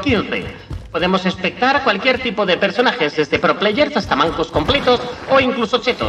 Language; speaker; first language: Spanish; native; Spanish